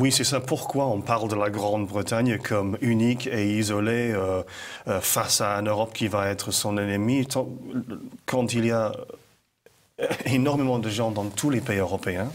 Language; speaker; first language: French; non-native, fluent; English